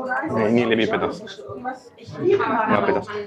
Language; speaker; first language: Indonesian; non-native, learner; German